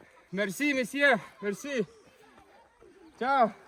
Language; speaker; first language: French; non-native, learner; Lithuanian